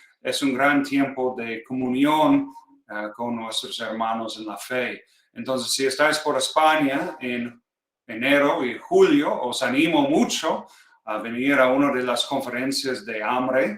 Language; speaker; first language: Spanish; non-native, fluent; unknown